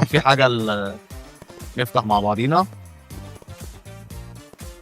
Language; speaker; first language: Arabic; native; Arabic